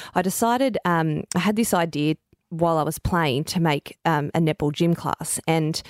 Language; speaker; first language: English; native; English